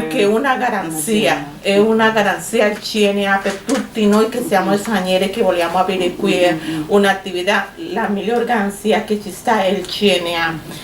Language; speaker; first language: Italian; non-native, learner; Spanish